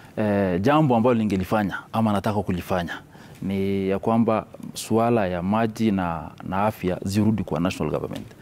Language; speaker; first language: Swahili; non-native, local second language; Somali